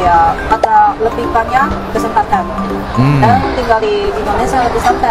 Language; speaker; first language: Indonesian; non-native, fluent; Chinese